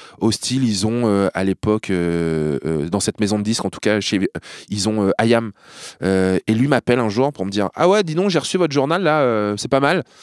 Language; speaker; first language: French; native; French